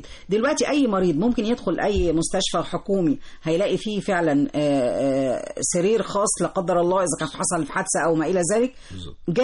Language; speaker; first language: Arabic; native; Arabic